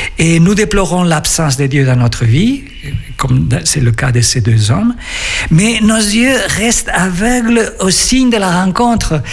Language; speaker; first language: French; non-native, fluent; Spanish